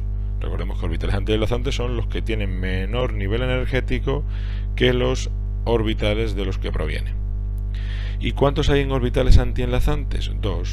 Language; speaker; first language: Spanish; native; Spanish